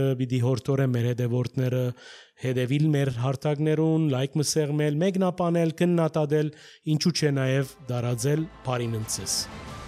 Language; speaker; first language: Armenian; early bilingual, heritage; Armenian